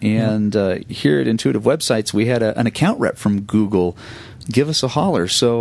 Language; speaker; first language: English; native; English